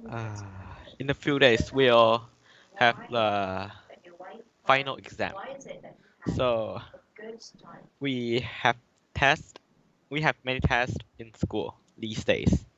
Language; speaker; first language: English; non-native, learner; Chinese